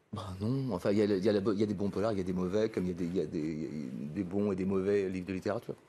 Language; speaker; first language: French; native; French